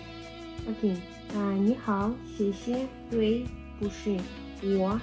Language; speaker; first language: Chinese; non-native, learner; Russian